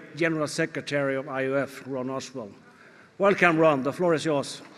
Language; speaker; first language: English; non-native, fluent; Swedish